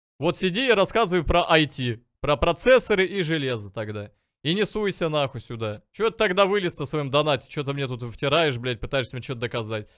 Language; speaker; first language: Russian; native; Russian